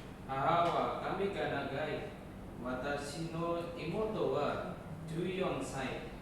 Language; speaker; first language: Japanese; non-native, learner; Indonesian